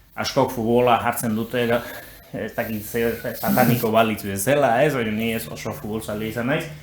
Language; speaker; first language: Basque; native; Basque